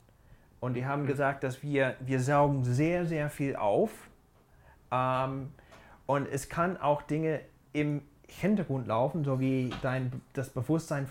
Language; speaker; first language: German; non-native, fluent; English